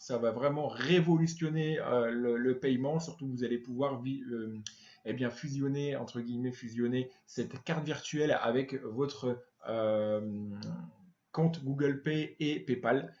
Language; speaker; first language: French; native; French